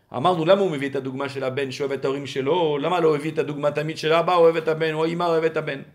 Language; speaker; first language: Hebrew; non-native, fluent; French